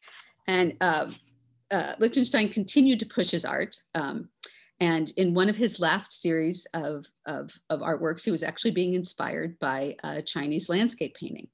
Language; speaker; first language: English; native; English